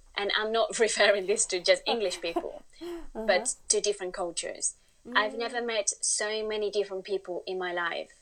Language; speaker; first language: English; non-native, fluent; Spanish